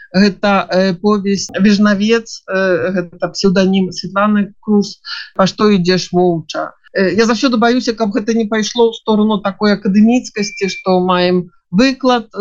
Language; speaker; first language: Belarusian; non-native, local second language; Russian